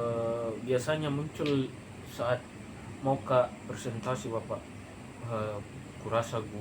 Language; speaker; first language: Indonesian; non-native, local second language; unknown